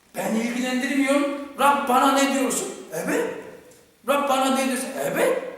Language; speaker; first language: Turkish; non-native, fluent; Korean